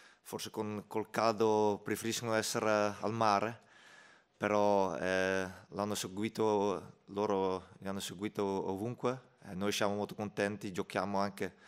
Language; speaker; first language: Italian; non-native, fluent; Dutch